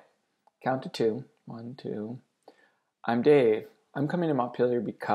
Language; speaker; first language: English; native; English